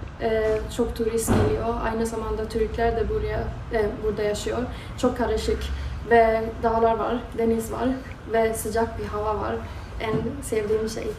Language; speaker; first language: Turkish; non-native, fluent; Swedish